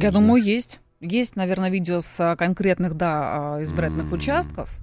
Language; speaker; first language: Russian; native; Russian